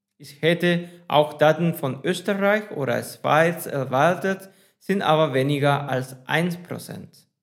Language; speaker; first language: German; non-native, fluent; Spanish